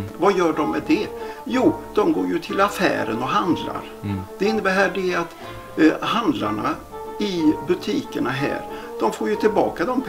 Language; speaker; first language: Swedish; native; Swedish